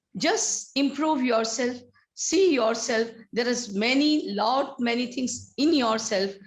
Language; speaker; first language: English; non-native, local second language; Hindi